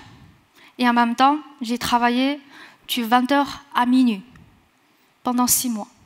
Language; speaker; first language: French; non-native, fluent; Chinese